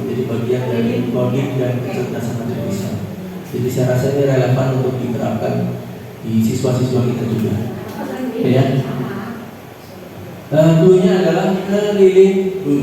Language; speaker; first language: Indonesian; native; Indonesian